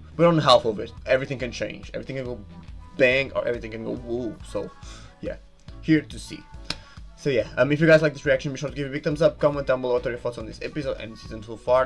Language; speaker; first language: English; non-native, fluent; Portuguese